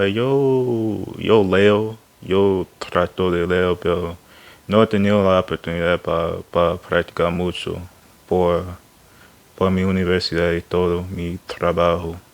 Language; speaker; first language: Spanish; non-native, learner; English